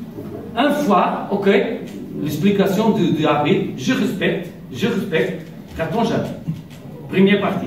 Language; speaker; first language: French; non-native, learner; Portuguese